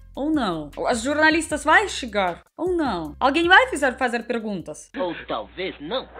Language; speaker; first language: Portuguese; non-native, fluent; Russian